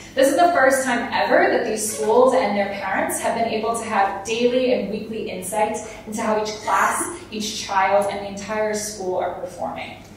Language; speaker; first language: English; native; English